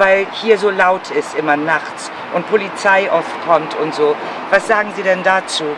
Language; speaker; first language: German; native; German